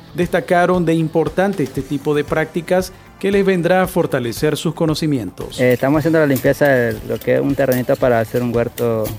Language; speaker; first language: Spanish; non-native, local second language; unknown